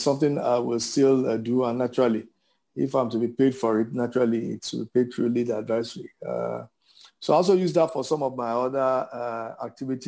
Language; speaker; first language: English; non-native, local second language; Yoruba